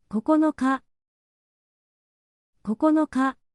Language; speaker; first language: Japanese; native; Japanese